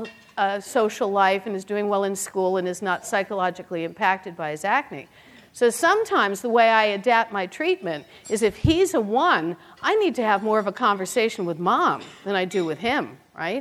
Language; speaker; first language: English; native; English